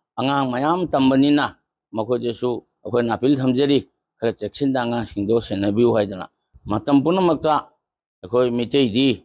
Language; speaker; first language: Manipuri; native; Manipuri